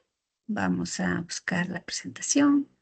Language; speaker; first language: Spanish; native; Spanish